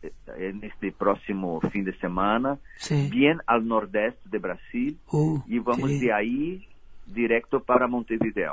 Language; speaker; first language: Spanish; non-native, fluent; Portuguese